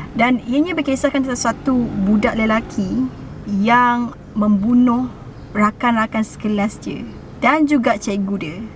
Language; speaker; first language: Malay; native; Malay